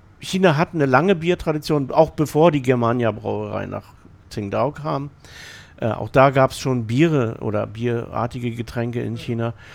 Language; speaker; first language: German; native; German